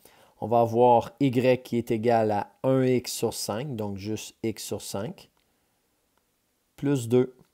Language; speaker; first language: French; native; French